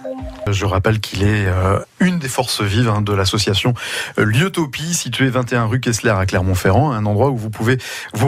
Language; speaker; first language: French; native; French